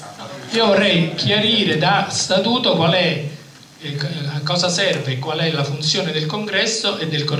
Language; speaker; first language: Italian; native; Italian